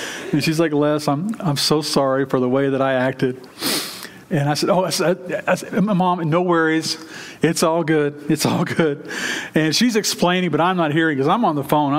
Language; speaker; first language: English; native; English